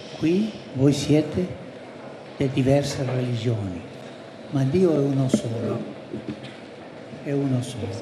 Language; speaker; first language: Italian; non-native, fluent; Spanish